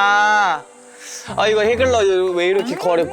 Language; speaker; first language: Korean; non-native, learner; Japanese